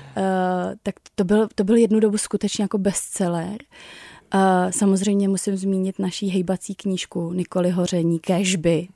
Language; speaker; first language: Czech; native; Czech